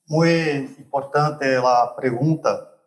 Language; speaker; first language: Spanish; non-native, fluent; Portuguese